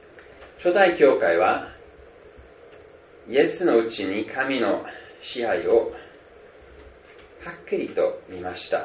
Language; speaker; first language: Japanese; non-native, fluent; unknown